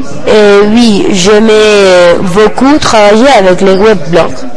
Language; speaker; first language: French; non-native, learner; Spanish